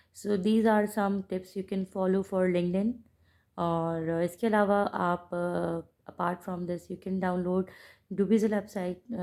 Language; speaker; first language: Urdu; native; Urdu